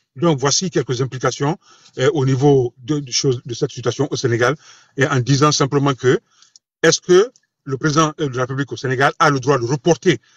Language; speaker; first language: French; non-native, local second language; Bambara